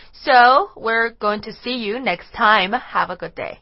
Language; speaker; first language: English; non-native, fluent; Chinese